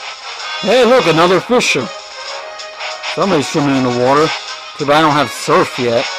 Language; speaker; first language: English; native; English